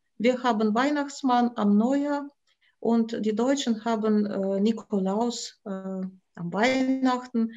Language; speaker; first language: German; non-native, fluent; Russian